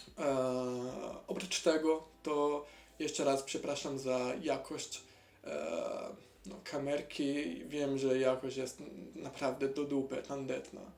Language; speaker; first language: Polish; non-native, learner; Italian